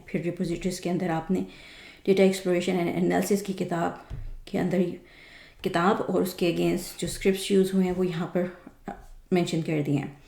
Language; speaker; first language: Urdu; native; Urdu